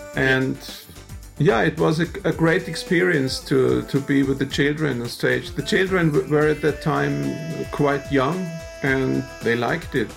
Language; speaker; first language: English; non-native, fluent; German